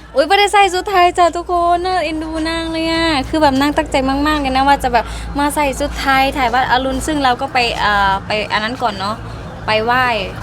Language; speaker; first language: Thai; non-native, local second language; Lao